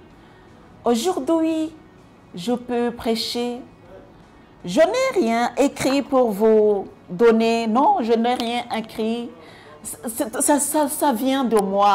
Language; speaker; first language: French; non-native, local second language; Kinyarwanda